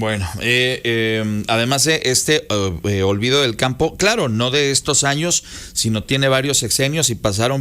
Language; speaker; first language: Spanish; native; Spanish